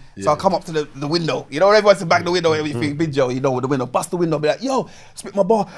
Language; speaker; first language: English; native; English